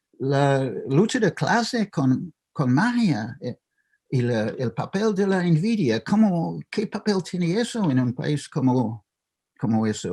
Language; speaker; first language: Spanish; non-native, fluent; English